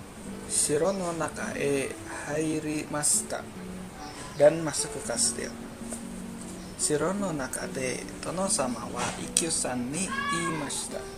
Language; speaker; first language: Japanese; non-native, learner; Indonesian